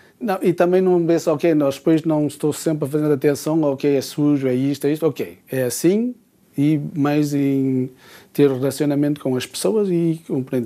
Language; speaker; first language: Portuguese; early bilingual, heritage; Portuguese